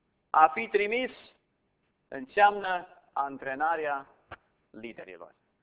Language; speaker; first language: Romanian; non-native, fluent; English